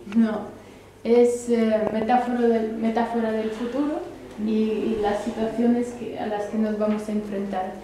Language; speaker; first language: Spanish; early bilingual, other home language; Russian